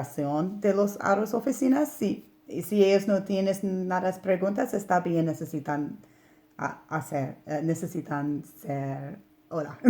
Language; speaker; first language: Spanish; non-native, learner; English